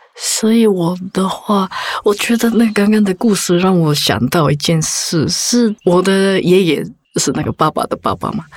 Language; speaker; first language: Chinese; non-native, fluent; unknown